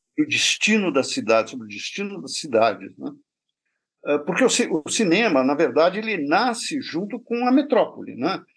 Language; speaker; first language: Portuguese; native; Portuguese